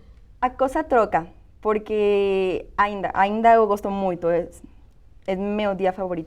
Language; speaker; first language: Portuguese; non-native, fluent; Spanish